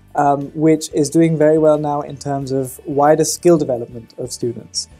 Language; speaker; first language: English; native; English